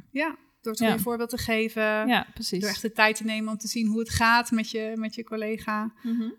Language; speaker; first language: Dutch; native; Dutch